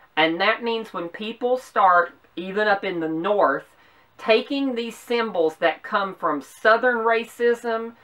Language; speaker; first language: English; native; English